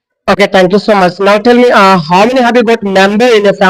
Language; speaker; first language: English; non-native, fluent; Hindi